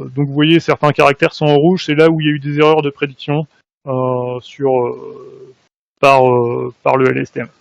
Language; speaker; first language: French; native; French